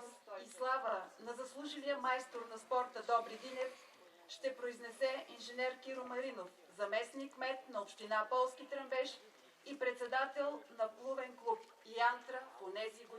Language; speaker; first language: Bulgarian; native; Bulgarian